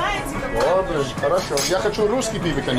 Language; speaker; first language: Russian; non-native, learner; English